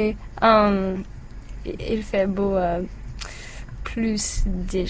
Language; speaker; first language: French; non-native, learner; English